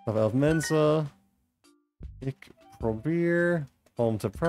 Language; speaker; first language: Dutch; non-native, learner; English